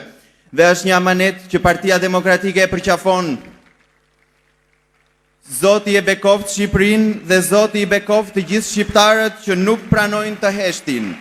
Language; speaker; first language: Albanian; native; Albanian